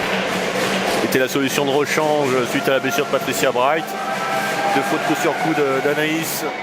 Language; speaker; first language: French; native; French